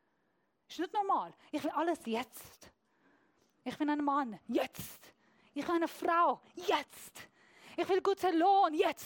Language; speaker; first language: German; non-native, fluent; Persian